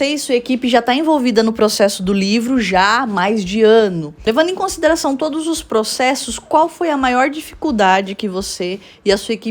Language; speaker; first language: Portuguese; native; Portuguese